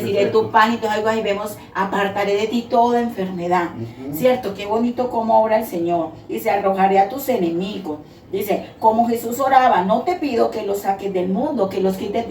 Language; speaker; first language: Spanish; native; Spanish